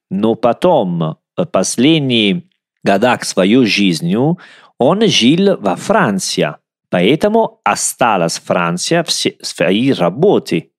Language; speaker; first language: Russian; non-native, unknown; Italian